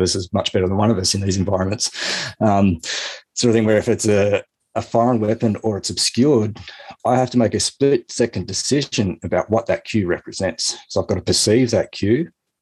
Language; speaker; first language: English; native; English